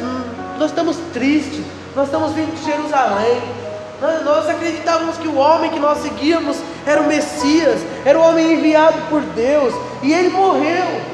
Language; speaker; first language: Portuguese; native; Portuguese